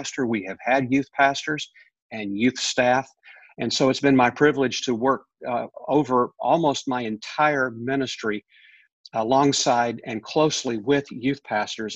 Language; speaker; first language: English; native; English